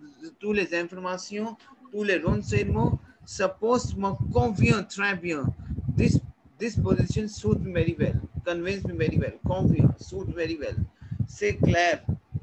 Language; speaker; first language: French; non-native, learner; Hindi